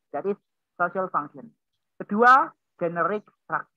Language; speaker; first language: English; non-native, learner; Indonesian